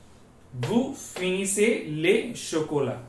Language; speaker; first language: French; non-native, learner; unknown